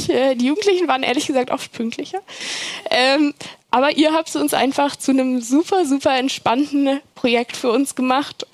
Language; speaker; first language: German; native; German